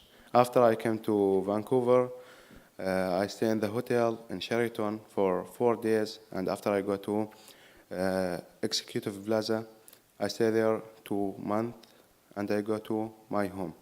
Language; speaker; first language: English; non-native, learner; Arabic